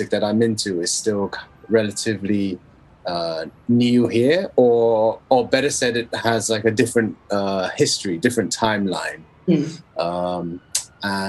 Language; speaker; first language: English; non-native, local second language; Cantonese